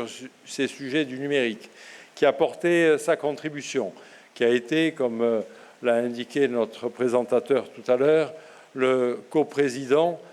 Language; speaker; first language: French; native; French